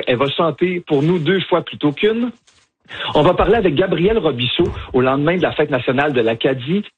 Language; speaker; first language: French; native; French